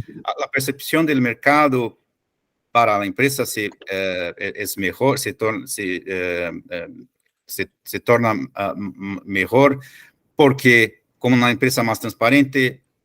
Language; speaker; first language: Spanish; non-native, fluent; Portuguese